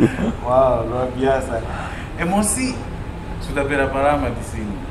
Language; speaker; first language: Indonesian; non-native, fluent; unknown